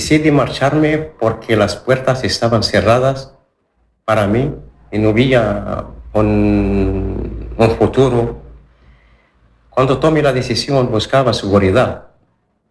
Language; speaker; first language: Spanish; non-native, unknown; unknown